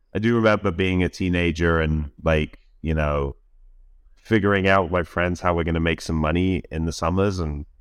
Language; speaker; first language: English; native; English